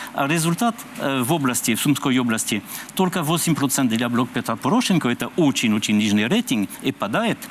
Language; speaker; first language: Russian; non-native, learner; French